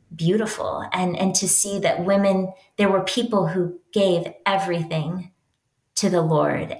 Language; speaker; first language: English; native; English